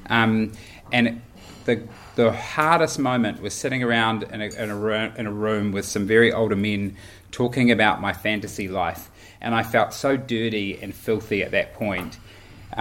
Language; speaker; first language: English; native; English